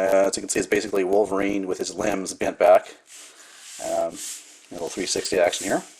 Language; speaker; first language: English; native; English